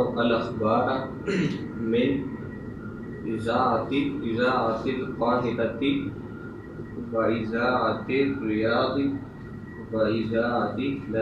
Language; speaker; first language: Arabic; non-native, learner; Urdu